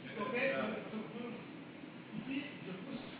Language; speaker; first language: French; non-native, learner; Romanian